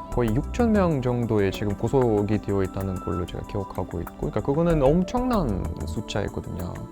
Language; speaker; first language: Korean; non-native, fluent; Russian